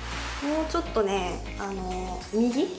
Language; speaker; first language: Japanese; native; Japanese